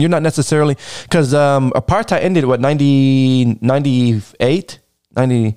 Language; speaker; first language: English; native; English